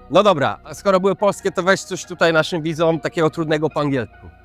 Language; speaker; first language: Polish; native; Polish